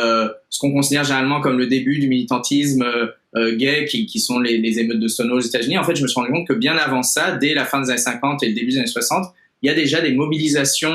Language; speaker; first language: French; native; French